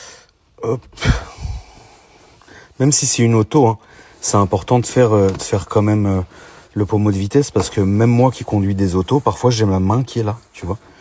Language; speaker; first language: French; native; French